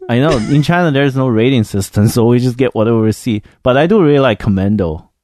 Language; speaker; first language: English; non-native, fluent; Chinese